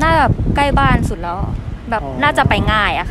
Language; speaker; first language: Thai; native; Thai